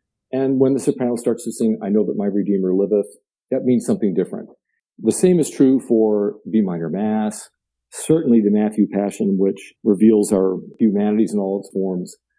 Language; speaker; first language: English; native; English